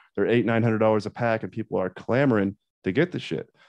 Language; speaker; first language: English; native; English